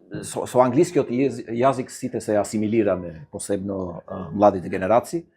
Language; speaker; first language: Macedonian; non-native, fluent; Albanian